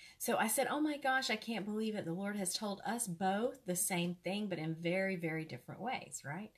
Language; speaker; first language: English; native; English